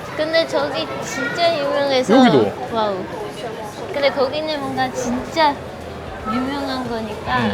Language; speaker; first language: Korean; non-native, fluent; Dutch